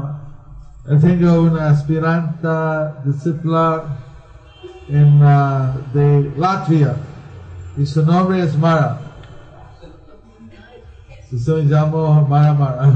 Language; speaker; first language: Spanish; non-native, learner; Bangla